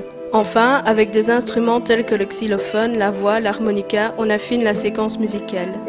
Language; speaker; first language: French; native; French